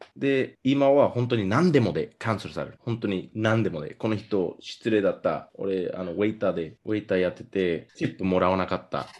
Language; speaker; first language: Japanese; non-native, fluent; English